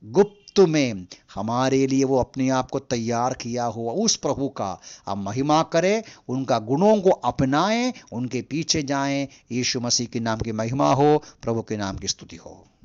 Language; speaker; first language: Hindi; non-native, local second language; Malayalam